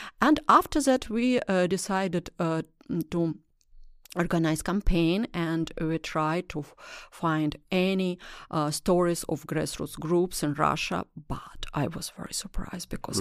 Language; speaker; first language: English; non-native, learner; Russian